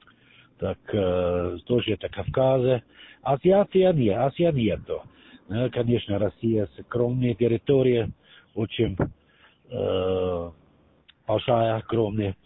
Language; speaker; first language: Russian; non-native, learner; German